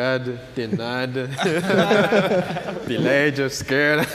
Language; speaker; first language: Portuguese; non-native, learner; Samoan